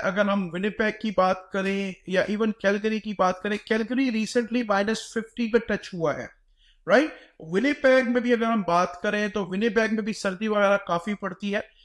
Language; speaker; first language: Urdu; native; Urdu